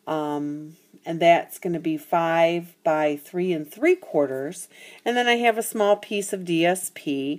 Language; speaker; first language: English; native; English